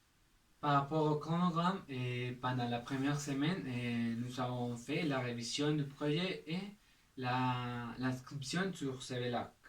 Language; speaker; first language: French; non-native, learner; Spanish